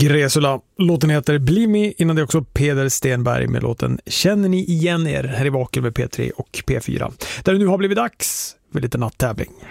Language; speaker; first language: Swedish; native; Swedish